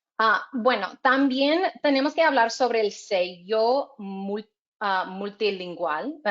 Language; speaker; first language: Spanish; non-native, fluent; English